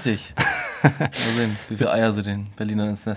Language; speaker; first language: German; native; German